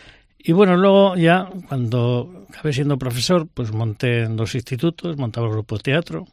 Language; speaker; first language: Spanish; native; Spanish